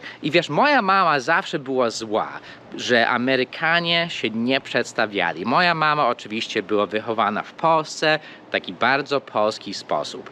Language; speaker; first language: Polish; early bilingual, heritage; Polish